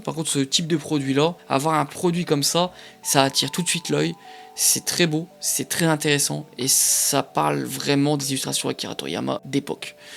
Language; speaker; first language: French; native; French